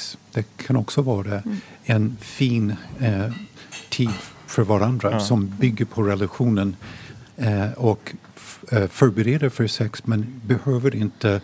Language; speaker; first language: Swedish; non-native, fluent; English